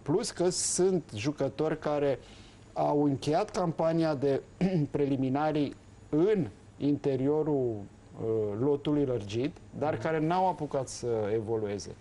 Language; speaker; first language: Romanian; native; Romanian